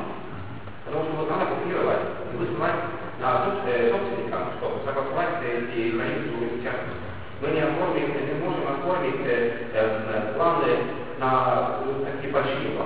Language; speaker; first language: Russian; non-native, local second language; Estonian